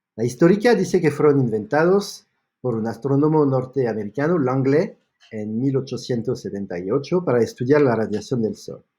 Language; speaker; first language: Spanish; non-native, fluent; French